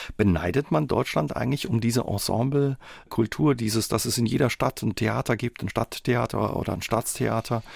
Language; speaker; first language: German; native; German